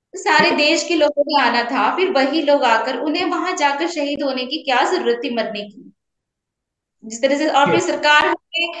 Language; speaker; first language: Hindi; native; Hindi